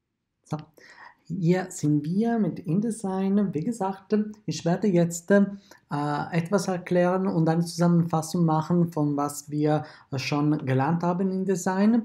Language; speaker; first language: German; non-native, fluent; Italian